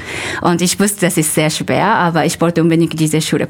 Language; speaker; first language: German; non-native, fluent; Japanese